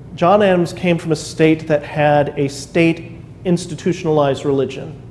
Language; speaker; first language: English; native; English